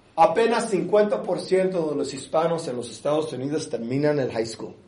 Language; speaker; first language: Spanish; early bilingual, other home language; English